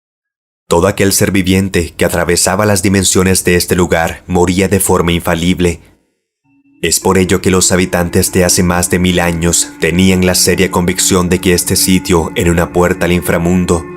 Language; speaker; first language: Spanish; native; Spanish